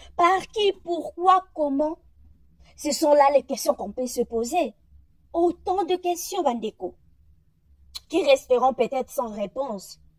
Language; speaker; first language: French; non-native, local second language; Lingala